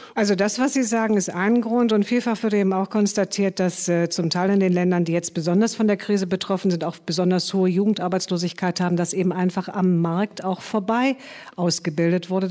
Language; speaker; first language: German; native; German